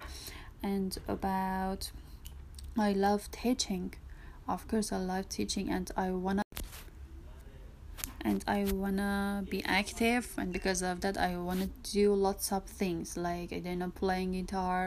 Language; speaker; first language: English; non-native, learner; Persian